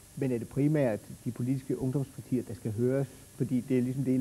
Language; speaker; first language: Danish; native; Danish